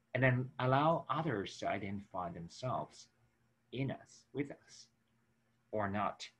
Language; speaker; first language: English; non-native, fluent; Japanese